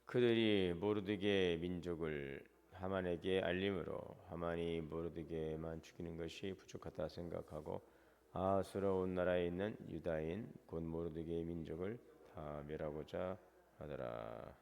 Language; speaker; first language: Korean; native; Korean